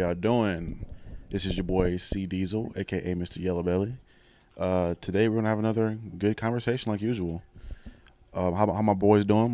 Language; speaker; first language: English; native; English